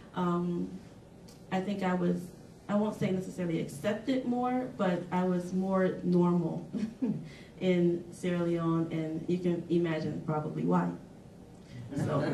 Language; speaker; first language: English; native; English